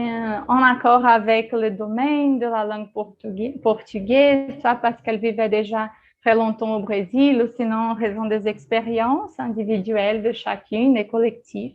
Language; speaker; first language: French; non-native, fluent; Portuguese